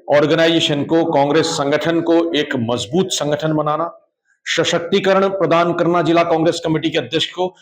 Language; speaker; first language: Hindi; native; Hindi